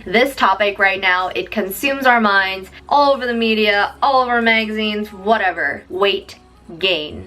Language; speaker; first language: English; native; English